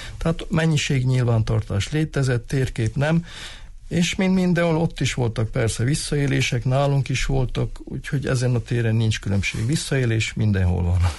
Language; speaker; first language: Hungarian; native; Hungarian